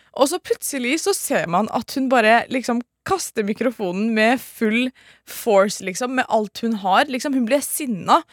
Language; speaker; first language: Norwegian; native; Norwegian